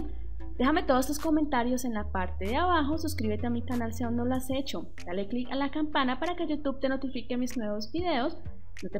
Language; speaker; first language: Spanish; native; Spanish